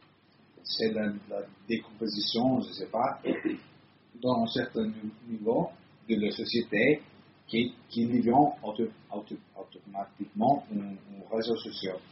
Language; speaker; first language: French; non-native, fluent; Italian